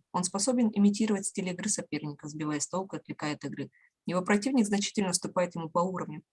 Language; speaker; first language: Russian; native; Russian